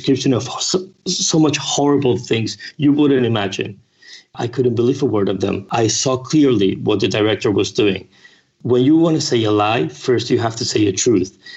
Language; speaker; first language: English; non-native, fluent; Spanish